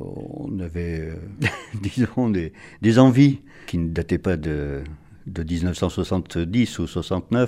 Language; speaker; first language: French; native; French